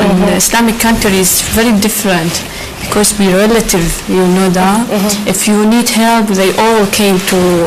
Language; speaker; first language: English; non-native, learner; Arabic